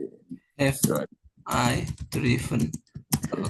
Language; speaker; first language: English; non-native, fluent; Indonesian